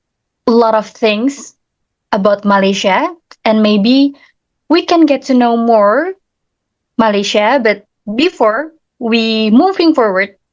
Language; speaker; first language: English; non-native, learner; Indonesian